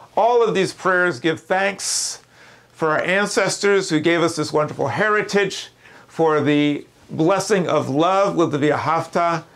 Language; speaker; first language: English; native; English